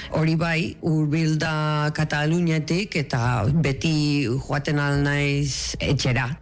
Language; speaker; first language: Basque; non-native, learner; English